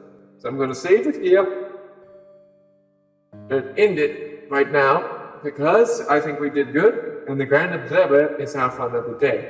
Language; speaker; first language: English; native; English